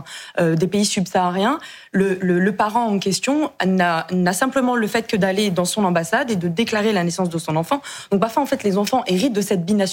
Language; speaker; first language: French; native; French